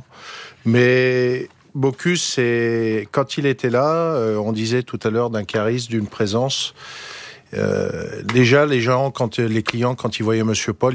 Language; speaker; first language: French; native; French